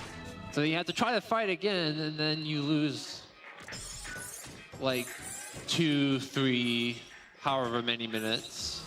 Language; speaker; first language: English; native; English